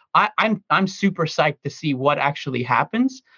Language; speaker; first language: English; early bilingual, other home language; Russian